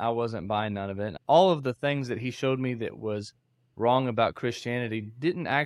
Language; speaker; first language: English; native; English